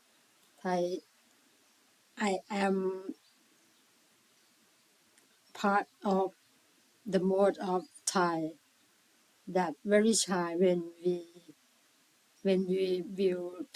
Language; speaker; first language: English; non-native, learner; Thai